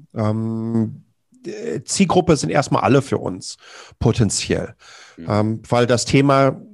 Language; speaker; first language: German; native; German